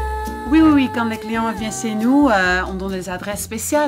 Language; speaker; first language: French; non-native, fluent; Dutch